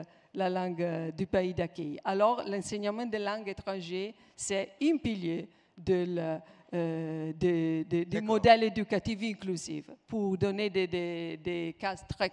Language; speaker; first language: French; non-native, fluent; Italian